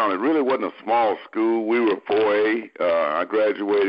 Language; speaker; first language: English; native; English